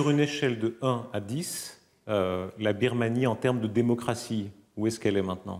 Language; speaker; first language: French; native; French